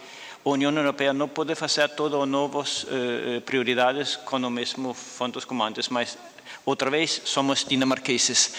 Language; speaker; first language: Portuguese; non-native, fluent; Danish